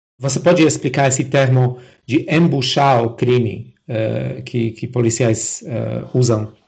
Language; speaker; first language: Portuguese; non-native, fluent; Polish